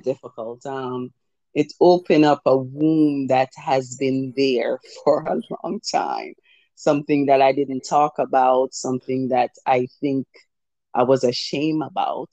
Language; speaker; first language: English; early bilingual, other home language; Jamaican Creole English